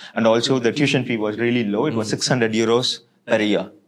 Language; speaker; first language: English; non-native, local second language; Tamil